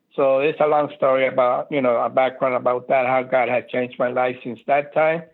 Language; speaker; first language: English; native; English